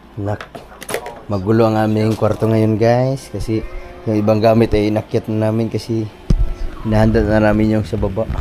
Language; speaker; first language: Filipino; native; Filipino